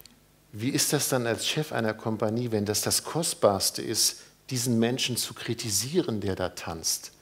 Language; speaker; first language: German; native; German